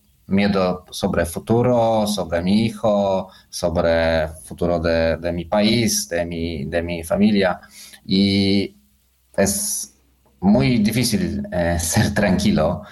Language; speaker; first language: Spanish; non-native, fluent; Polish